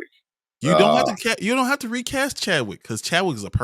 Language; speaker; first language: English; native; English